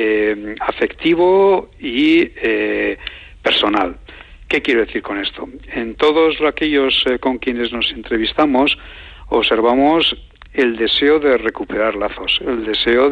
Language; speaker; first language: Spanish; native; Spanish